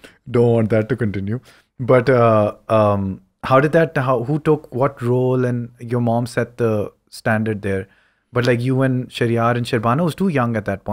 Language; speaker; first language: English; non-native, local second language; Urdu